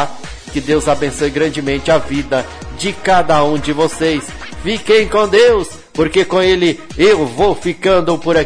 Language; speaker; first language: Portuguese; native; Portuguese